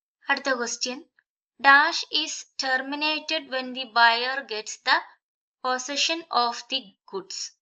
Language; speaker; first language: English; non-native, local second language; Malayalam